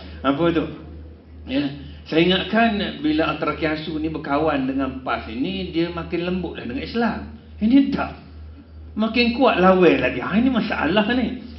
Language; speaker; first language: Malay; non-native, local second language; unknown